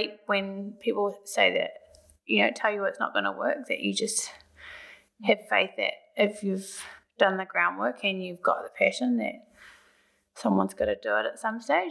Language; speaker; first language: English; native; English